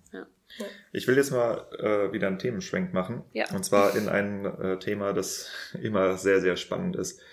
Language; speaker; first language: German; native; German